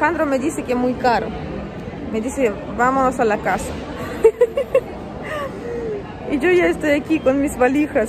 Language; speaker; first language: Spanish; non-native, fluent; Russian